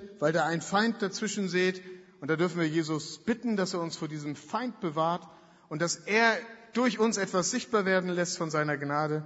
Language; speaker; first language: German; native; German